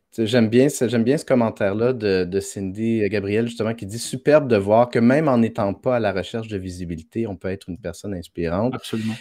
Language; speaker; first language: French; native; French